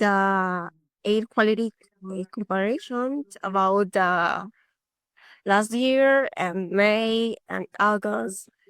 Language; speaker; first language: English; non-native, learner; Spanish